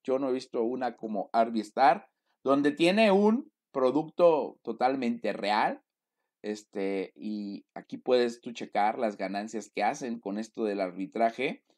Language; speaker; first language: Spanish; native; Spanish